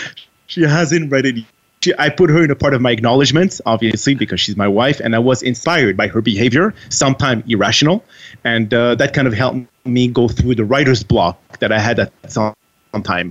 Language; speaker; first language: English; non-native, fluent; French